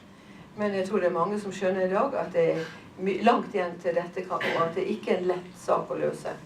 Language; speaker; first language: Norwegian; native; Norwegian